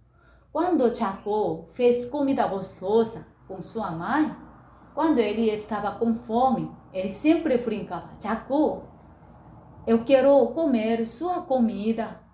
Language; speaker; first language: Portuguese; non-native, learner; Korean